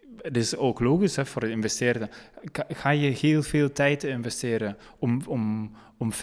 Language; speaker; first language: Dutch; non-native, local second language; French